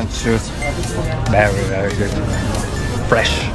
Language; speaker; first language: English; non-native, fluent; German